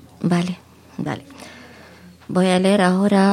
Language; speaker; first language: Spanish; non-native, fluent; Arabic